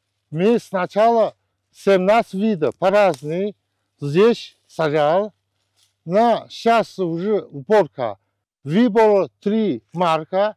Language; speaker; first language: Russian; non-native, learner; Chinese